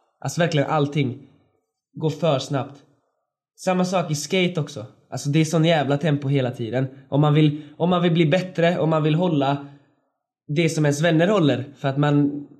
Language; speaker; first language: Swedish; native; Swedish